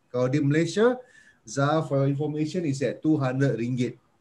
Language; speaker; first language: English; non-native, local second language; Malay